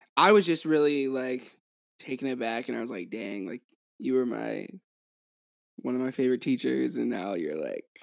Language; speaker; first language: English; native; English